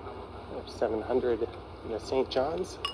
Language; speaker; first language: English; native; English